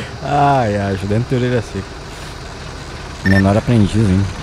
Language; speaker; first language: Portuguese; native; Portuguese